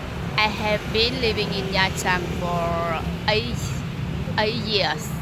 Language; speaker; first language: English; non-native, learner; Vietnamese